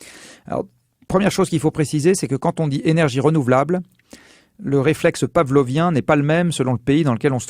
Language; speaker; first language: French; native; French